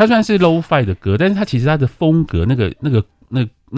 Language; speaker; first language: Chinese; native; Chinese